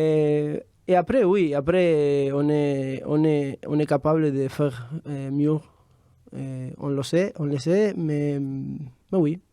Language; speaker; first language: French; non-native, fluent; Spanish